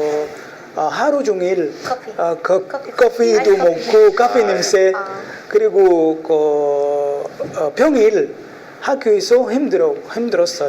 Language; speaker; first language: Korean; non-native, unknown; Arabic